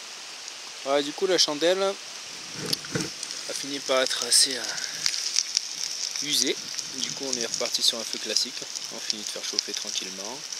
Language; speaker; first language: French; native; French